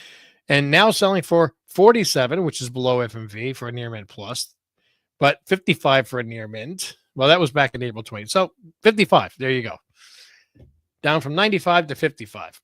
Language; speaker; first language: English; native; English